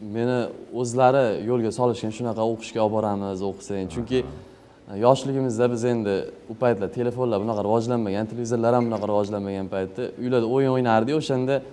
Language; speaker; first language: Uzbek; native; Uzbek